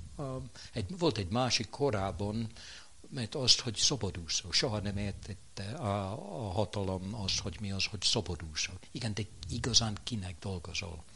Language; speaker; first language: Hungarian; non-native, fluent; English